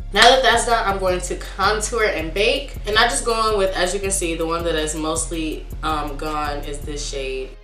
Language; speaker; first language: English; native; English